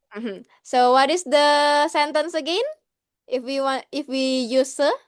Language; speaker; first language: English; non-native, learner; Indonesian